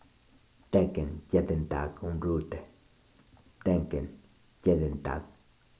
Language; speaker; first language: German; non-native, learner; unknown